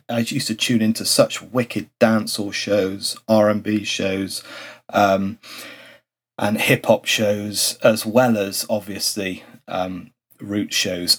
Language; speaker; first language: English; native; English